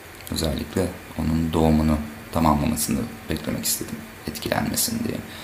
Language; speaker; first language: Turkish; native; Turkish